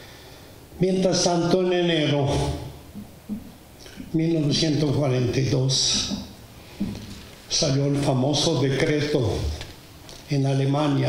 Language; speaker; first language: Spanish; non-native, fluent; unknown